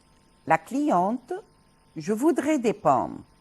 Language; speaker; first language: French; non-native, fluent; Arabic